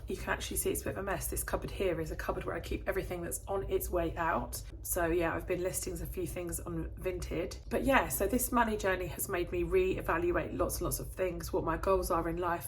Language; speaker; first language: English; native; English